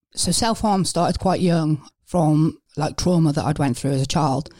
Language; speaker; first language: English; native; English